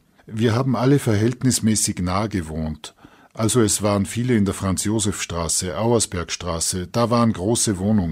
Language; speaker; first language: German; native; German